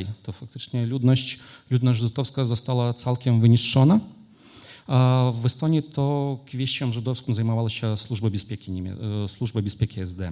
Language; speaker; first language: Polish; non-native, fluent; Ukrainian